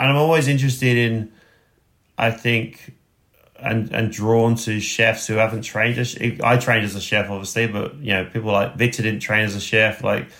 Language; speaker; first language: English; native; English